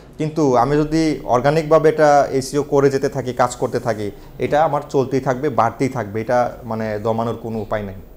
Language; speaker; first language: Bangla; non-native, local second language; Garo